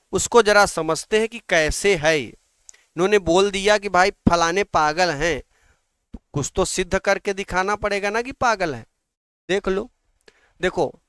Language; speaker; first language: Hindi; native; Hindi